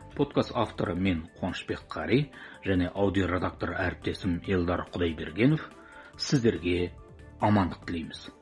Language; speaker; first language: Kazakh; native; Kazakh